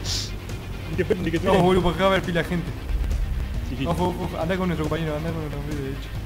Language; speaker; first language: Spanish; native; Spanish